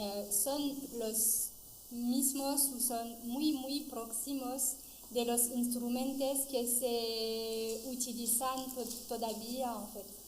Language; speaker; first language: Spanish; non-native, fluent; French